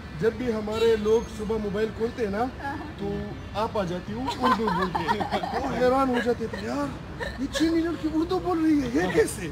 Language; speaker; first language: Urdu; native; Urdu